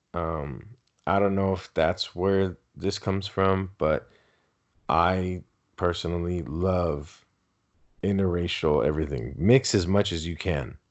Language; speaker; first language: English; early bilingual, other home language; Spanish